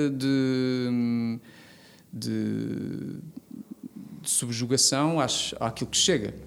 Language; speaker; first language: Portuguese; native; Portuguese